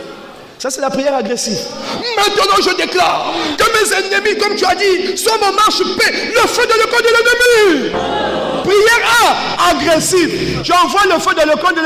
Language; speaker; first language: French; non-native, local second language; Lingala